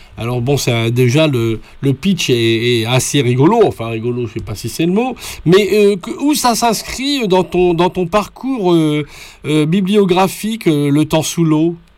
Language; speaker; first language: French; native; French